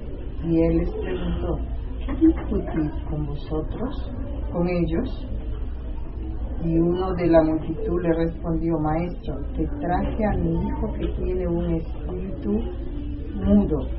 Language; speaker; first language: Spanish; native; Spanish